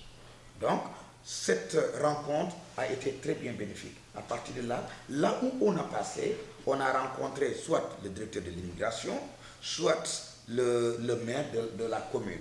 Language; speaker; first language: French; non-native, local second language; Wolof